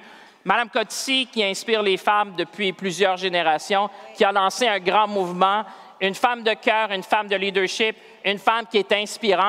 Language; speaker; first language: French; native; French